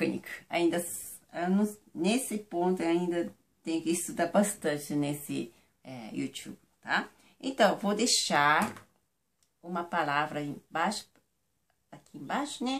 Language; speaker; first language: Portuguese; non-native, fluent; Japanese